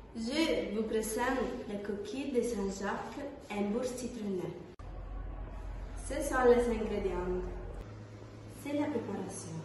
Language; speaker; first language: French; non-native, learner; Italian